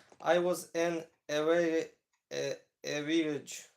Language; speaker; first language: English; non-native, learner; Ukrainian